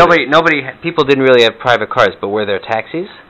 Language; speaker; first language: English; native; English